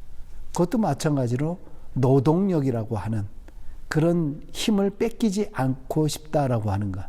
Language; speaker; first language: Korean; native; Korean